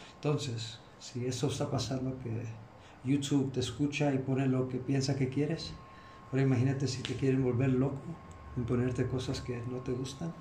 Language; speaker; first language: Spanish; early bilingual, heritage; Spanish